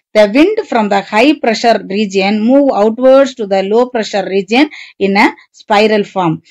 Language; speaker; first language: English; non-native, local second language; Tamil